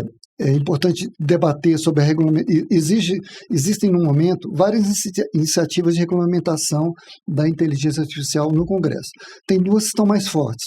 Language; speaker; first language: Portuguese; native; Portuguese